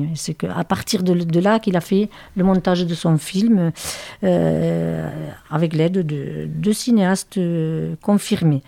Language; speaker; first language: French; native; French